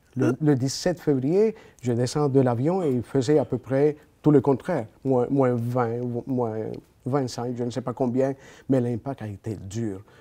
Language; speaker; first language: French; non-native, fluent; Spanish